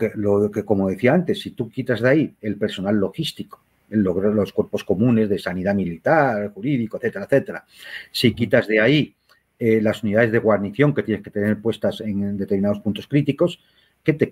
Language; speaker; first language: Spanish; native; Spanish